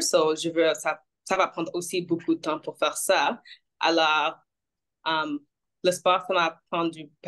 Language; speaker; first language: French; non-native, local second language; English